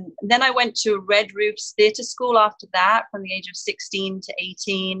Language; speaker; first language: English; native; English